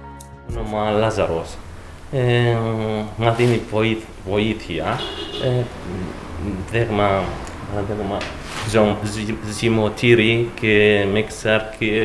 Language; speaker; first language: Greek; non-native, learner; Arabic